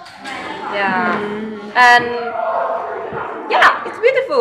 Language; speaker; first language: English; non-native, learner; Thai